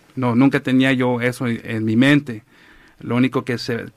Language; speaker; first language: Spanish; early bilingual, heritage; Spanish